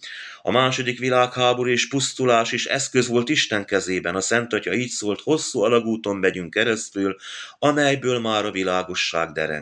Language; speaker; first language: Hungarian; native; Hungarian